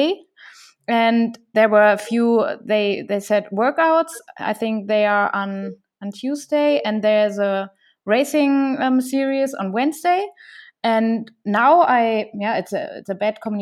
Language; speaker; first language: English; non-native, fluent; German